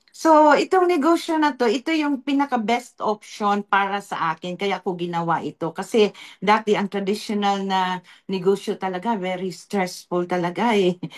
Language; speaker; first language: Filipino; non-native, local second language; Cebuano